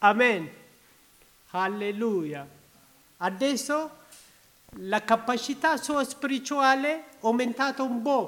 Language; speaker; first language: Italian; non-native, learner; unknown